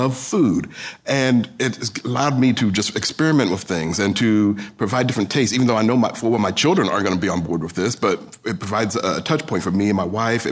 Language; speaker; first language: English; native; English